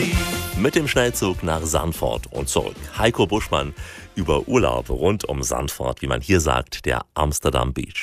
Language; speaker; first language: German; native; German